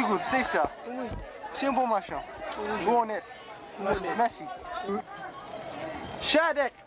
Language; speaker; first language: French; non-native, learner; English